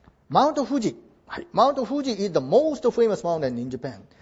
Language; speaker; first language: English; non-native, fluent; Japanese